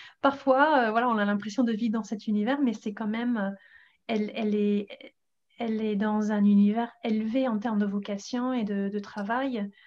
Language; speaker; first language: French; non-native, fluent; English